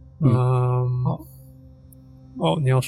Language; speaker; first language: Chinese; non-native, fluent; English